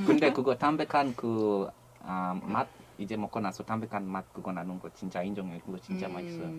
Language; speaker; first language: Korean; non-native, fluent; English